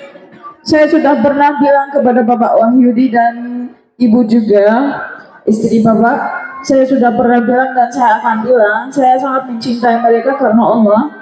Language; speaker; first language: Indonesian; non-native, fluent; Arabic